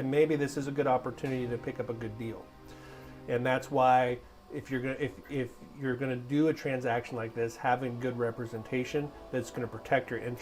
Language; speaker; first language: English; native; English